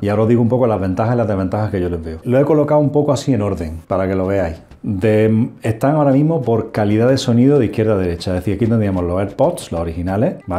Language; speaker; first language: Spanish; native; Spanish